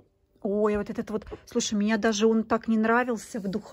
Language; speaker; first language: Russian; native; Russian